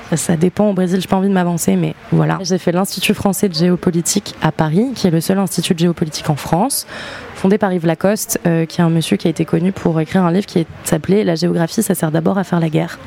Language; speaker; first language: French; native; French